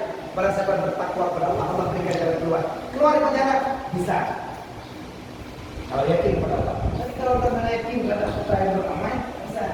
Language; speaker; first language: Indonesian; non-native, local second language; Achinese